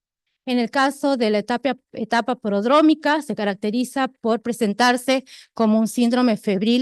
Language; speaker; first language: Spanish; native; Spanish